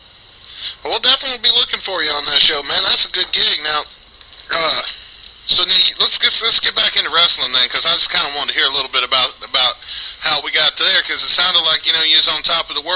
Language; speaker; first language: English; native; English